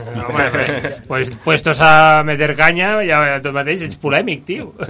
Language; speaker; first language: Spanish; non-native, local second language; Catalan